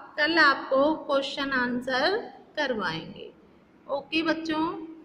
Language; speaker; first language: Hindi; native; Hindi